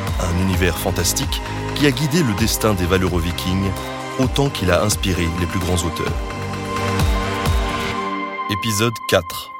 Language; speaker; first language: French; native; French